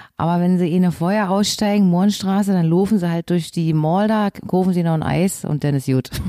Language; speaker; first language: German; native; German